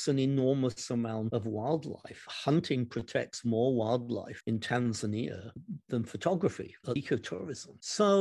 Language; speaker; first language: English; native; English